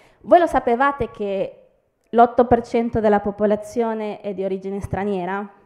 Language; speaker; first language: Italian; early bilingual, other home language; Spanish